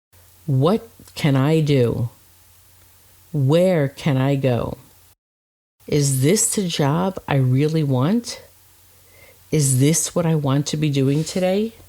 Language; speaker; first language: English; native; English